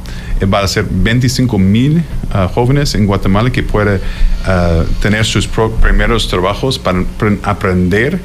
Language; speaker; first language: Spanish; non-native, fluent; English